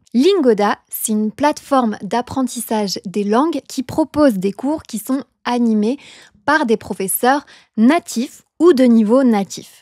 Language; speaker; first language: French; native; French